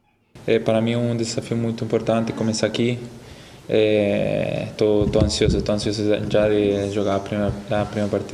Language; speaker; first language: Portuguese; non-native, fluent; Spanish